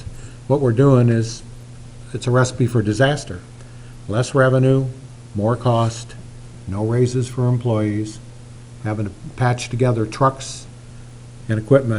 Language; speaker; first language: English; native; English